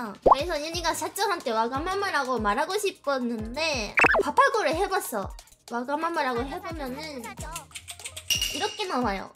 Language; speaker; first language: Korean; non-native, learner; Japanese